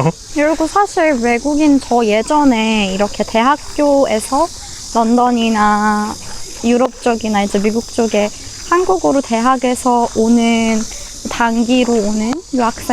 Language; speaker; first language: Korean; non-native, fluent; Persian